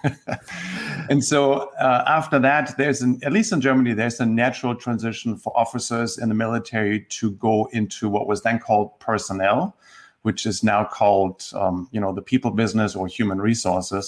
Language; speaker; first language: English; non-native, fluent; German